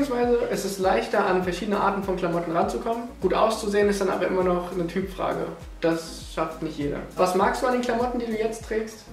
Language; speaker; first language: German; native; German